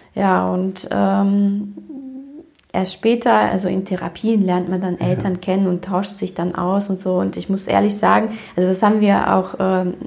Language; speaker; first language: German; early bilingual, other home language; Romanian